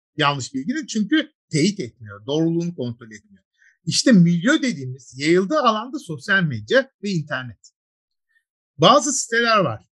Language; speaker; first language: Turkish; native; Turkish